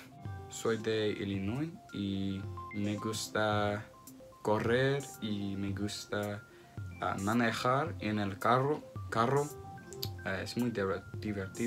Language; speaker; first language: Spanish; non-native, learner; English